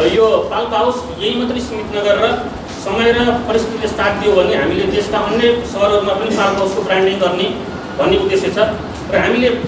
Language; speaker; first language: Nepali; native; Nepali